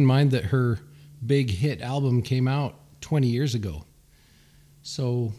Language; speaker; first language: English; early bilingual, other home language; Swedish